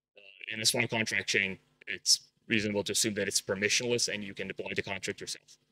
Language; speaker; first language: English; non-native, fluent; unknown